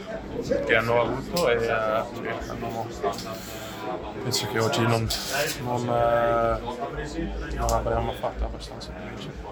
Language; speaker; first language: Italian; non-native, learner; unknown